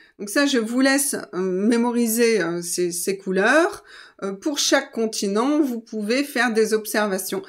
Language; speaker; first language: French; native; French